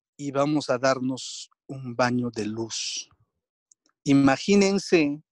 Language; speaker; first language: Spanish; non-native, local second language; Quechua